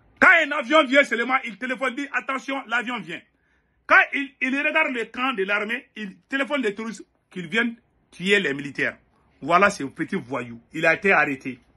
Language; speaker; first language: French; non-native, local second language; Bambara